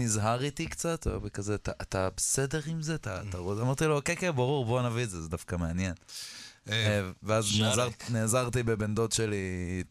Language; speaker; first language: Hebrew; non-native, local second language; Arabic